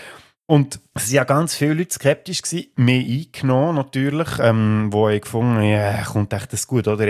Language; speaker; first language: German; native; German